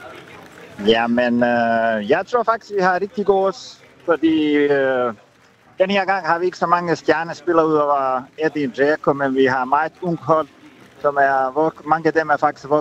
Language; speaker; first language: Danish; non-native, fluent; Bosnian